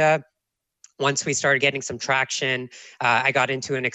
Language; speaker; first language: English; native; English